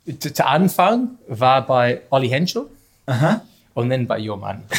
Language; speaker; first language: German; non-native, learner; English